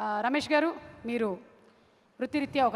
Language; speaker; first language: Telugu; native; Telugu